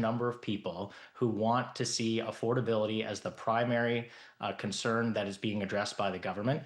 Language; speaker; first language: English; native; English